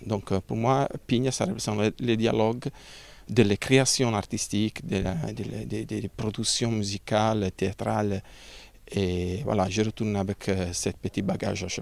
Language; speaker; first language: French; non-native, learner; Italian